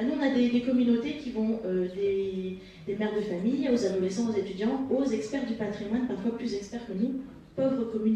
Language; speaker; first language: French; native; French